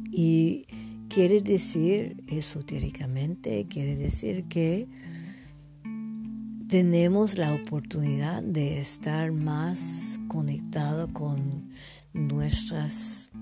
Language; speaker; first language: Spanish; non-native, learner; English